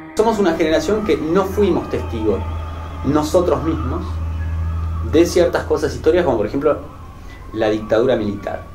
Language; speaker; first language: Spanish; native; Spanish